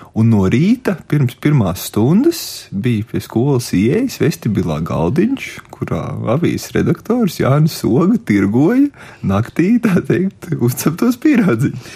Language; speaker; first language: Latvian; native; Latvian